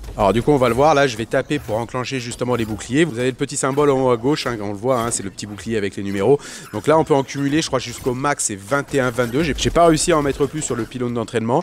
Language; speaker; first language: French; native; French